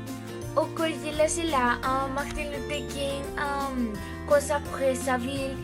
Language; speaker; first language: French; non-native, learner; English